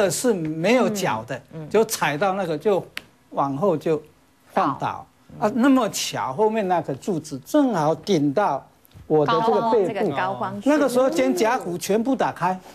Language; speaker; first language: Chinese; native; Chinese